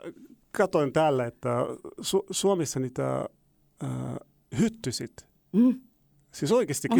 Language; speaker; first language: Finnish; non-native, fluent; Arabic